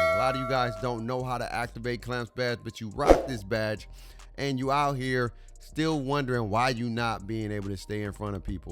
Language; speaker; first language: English; native; English